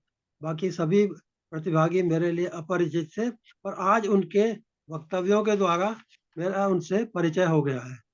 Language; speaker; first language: Hindi; native; Hindi